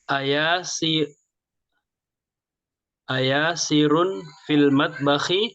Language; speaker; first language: Arabic; non-native, learner; Indonesian